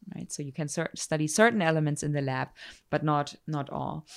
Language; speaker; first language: English; non-native, fluent; German